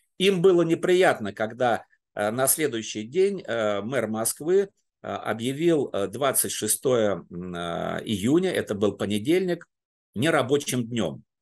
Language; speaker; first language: Russian; native; Russian